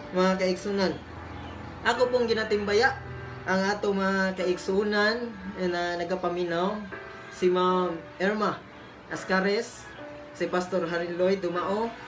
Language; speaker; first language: Cebuano; native; Cebuano